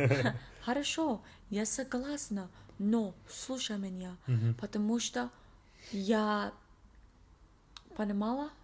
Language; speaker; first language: Russian; non-native, learner; English